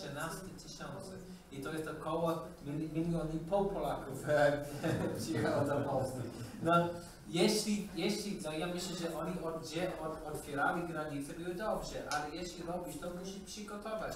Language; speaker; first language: Polish; non-native, learner; English